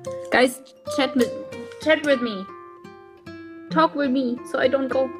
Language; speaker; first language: English; non-native, learner; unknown